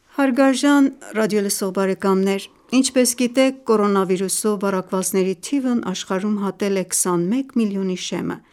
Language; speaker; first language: Armenian; early bilingual, heritage; Armenian